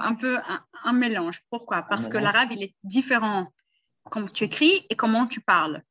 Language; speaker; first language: French; early bilingual, heritage; Portuguese